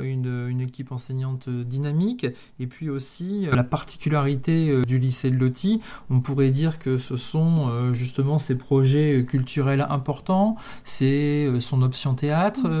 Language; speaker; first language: French; native; French